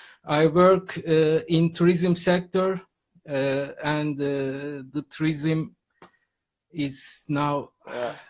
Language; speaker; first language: English; non-native, learner; Turkish